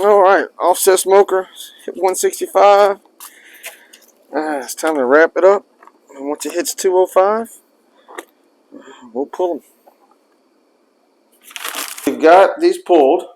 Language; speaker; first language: English; native; English